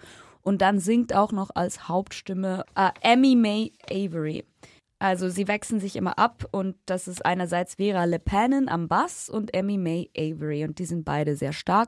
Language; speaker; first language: German; native; German